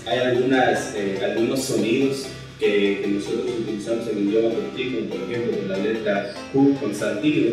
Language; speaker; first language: Spanish; non-native, local second language; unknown